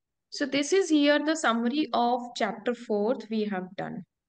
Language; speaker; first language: English; non-native, local second language; Hindi